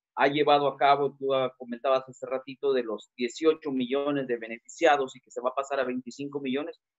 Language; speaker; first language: Spanish; native; Spanish